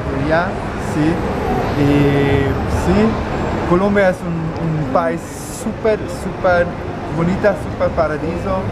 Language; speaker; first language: Spanish; non-native, learner; German